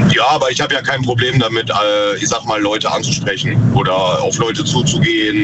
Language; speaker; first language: German; native; German